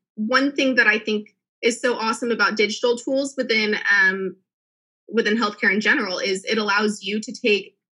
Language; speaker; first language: English; native; English